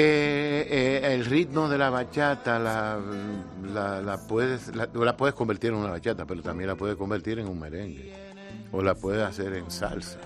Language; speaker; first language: Spanish; native; Spanish